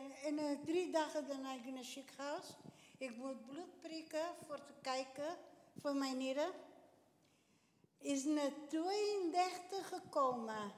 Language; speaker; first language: Dutch; non-native, local second language; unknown